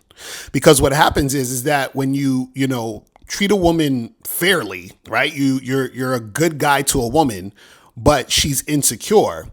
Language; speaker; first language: English; native; English